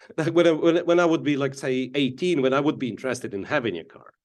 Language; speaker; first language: English; non-native, fluent; Russian